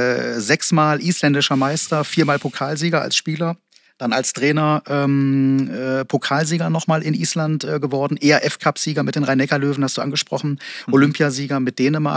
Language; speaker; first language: German; native; German